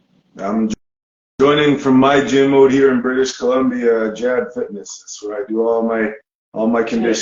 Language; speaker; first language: English; native; English